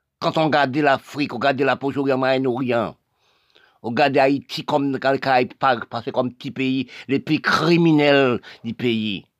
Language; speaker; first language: French; non-native, local second language; Haitian Creole